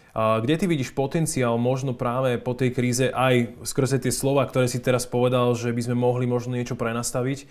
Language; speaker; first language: Slovak; native; Slovak